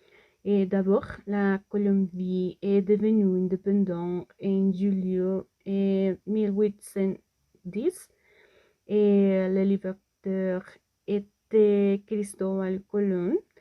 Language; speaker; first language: French; non-native, learner; Spanish